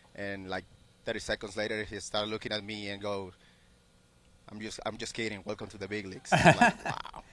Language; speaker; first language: English; non-native, learner; Spanish